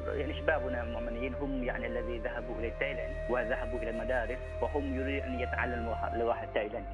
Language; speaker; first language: Arabic; non-native, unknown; Thai